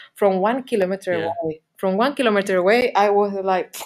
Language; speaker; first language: English; non-native, fluent; Spanish